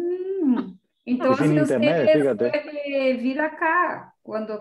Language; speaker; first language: Spanish; non-native, learner; Portuguese